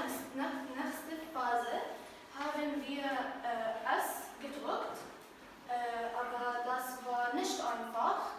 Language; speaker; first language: German; non-native, learner; Arabic